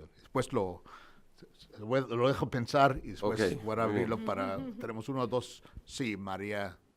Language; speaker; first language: Spanish; non-native, fluent; English